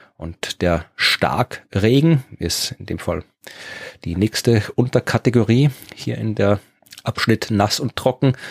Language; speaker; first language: German; native; German